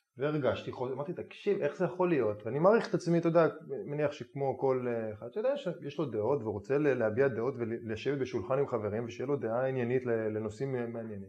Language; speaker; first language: Hebrew; native; Hebrew